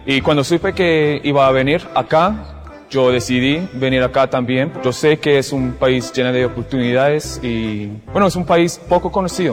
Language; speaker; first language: Spanish; non-native, fluent; English